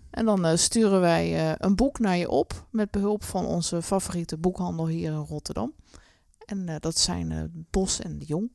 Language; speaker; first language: Dutch; native; Dutch